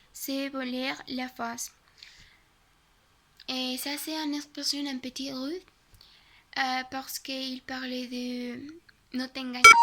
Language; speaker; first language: French; non-native, learner; Spanish